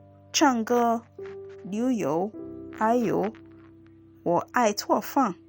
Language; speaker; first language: Chinese; non-native, fluent; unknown